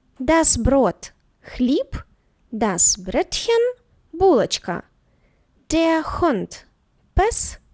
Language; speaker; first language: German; non-native, fluent; Ukrainian